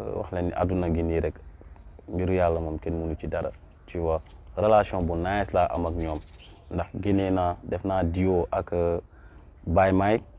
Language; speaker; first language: Wolof; non-native, local second language; Mandingo